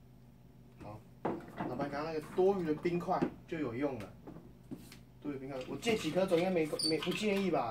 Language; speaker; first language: Chinese; native; Chinese